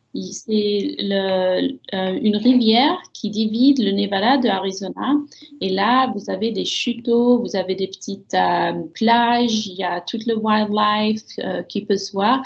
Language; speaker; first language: French; early bilingual, heritage; French